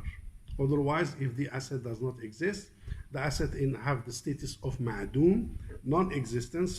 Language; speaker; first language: English; non-native, fluent; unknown